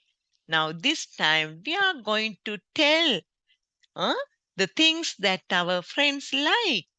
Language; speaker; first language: English; non-native, local second language; Sinhala